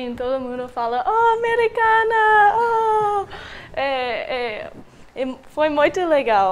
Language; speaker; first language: Portuguese; non-native, learner; English